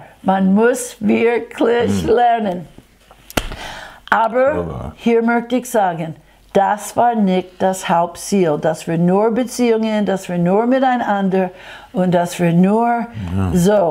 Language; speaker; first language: German; non-native, fluent; English